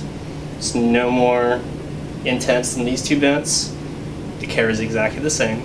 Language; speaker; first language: English; native; English